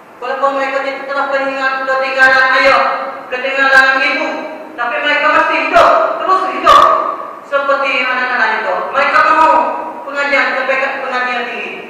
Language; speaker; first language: Malay; native; Malay